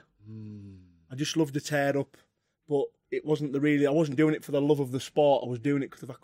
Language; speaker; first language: English; native; English